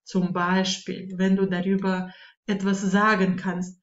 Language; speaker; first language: German; non-native, fluent; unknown